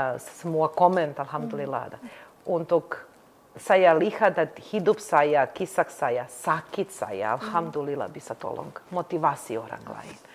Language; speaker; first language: Indonesian; non-native, learner; Serbian